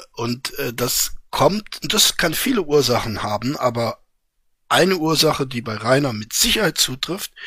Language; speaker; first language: German; native; German